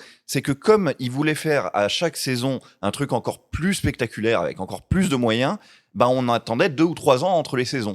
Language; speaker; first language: French; native; French